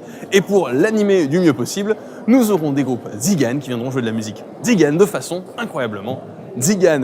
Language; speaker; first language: French; native; French